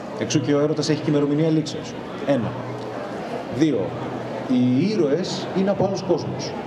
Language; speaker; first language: Greek; native; Greek